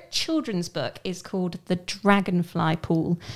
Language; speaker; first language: English; native; English